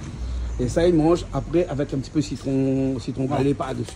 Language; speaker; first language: French; non-native, local second language; Réunion Creole French